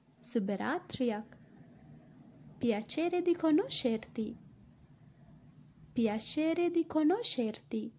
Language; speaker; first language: Italian; non-native, fluent; Sinhala